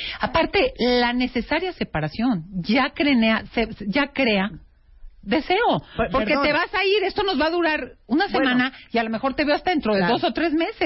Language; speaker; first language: Spanish; native; Spanish